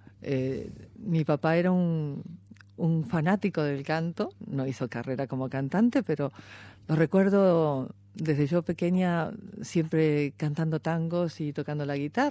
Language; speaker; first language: Spanish; native; Spanish